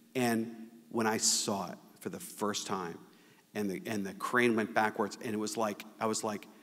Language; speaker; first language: English; native; English